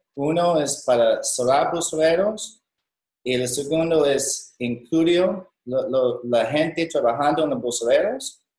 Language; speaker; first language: Spanish; non-native, learner; English